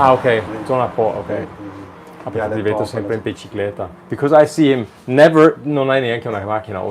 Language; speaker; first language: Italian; non-native, fluent; German